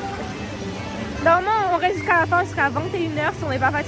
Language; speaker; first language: French; native; French